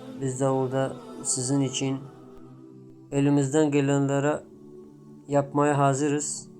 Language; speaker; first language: Turkish; non-native, fluent; Tajik